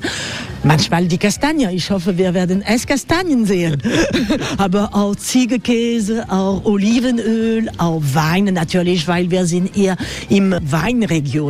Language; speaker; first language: German; non-native, learner; French